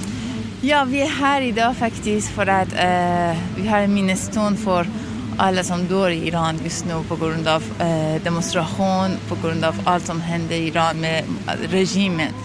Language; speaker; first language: Swedish; non-native, fluent; Persian